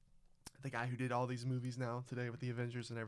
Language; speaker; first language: English; native; English